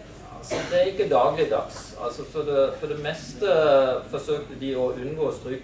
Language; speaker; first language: Norwegian; non-native, fluent; German